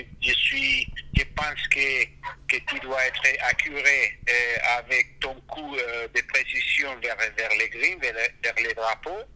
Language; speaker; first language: French; non-native, fluent; Spanish